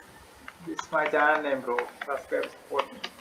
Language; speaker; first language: English; non-native, learner; Malayalam